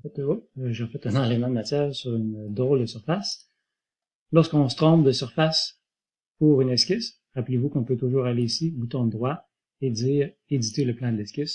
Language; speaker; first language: French; native; French